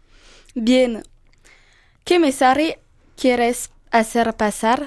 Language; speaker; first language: Spanish; non-native, learner; French